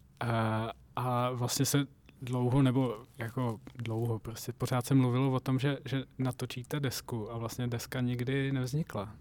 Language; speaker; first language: Czech; native; Czech